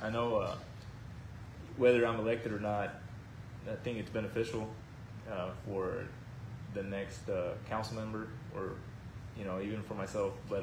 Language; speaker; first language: English; native; English